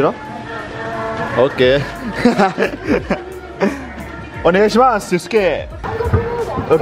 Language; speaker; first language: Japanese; non-native, fluent; Indonesian